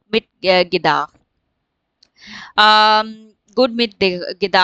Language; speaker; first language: German; non-native, fluent; Hindi